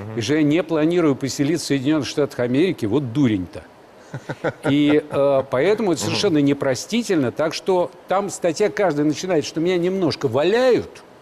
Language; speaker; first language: Russian; native; Russian